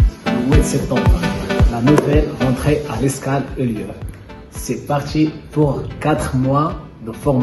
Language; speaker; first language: French; non-native, learner; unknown